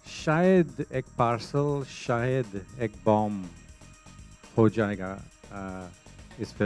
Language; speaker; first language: Hindi; non-native, fluent; English